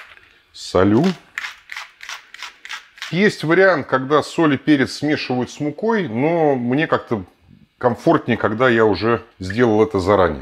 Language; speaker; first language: Russian; native; Russian